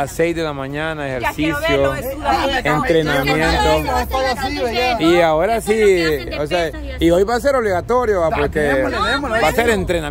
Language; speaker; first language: Spanish; native; Spanish